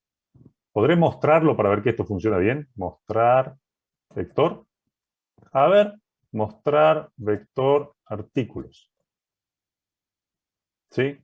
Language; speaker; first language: Spanish; native; Spanish